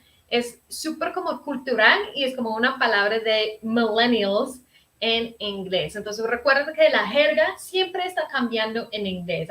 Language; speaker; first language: Spanish; early bilingual, heritage; Spanish